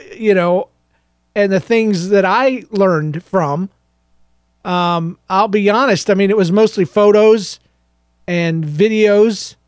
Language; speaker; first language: English; native; English